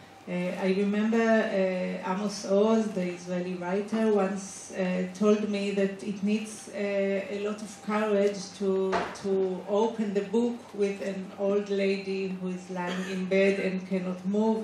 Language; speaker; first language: English; non-native, fluent; Hebrew